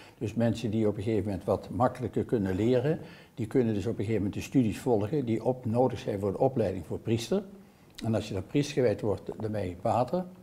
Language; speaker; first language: Dutch; native; Dutch